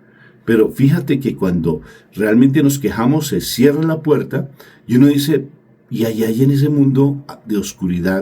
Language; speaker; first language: Spanish; native; Spanish